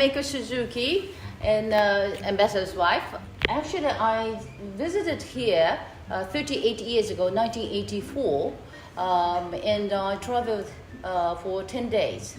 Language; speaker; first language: English; non-native, fluent; Japanese